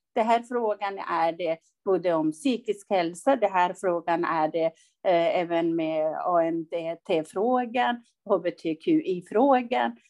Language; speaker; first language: Swedish; non-native, fluent; Persian